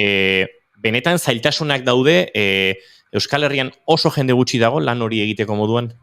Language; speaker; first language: Basque; native; Basque